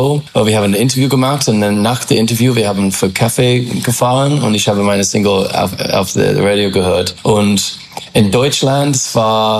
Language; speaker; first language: German; non-native, fluent; English